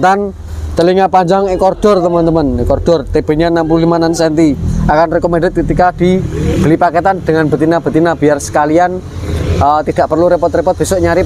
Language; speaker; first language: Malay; non-native, local second language; Javanese